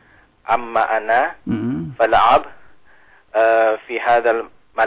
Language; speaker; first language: Arabic; non-native, learner; Indonesian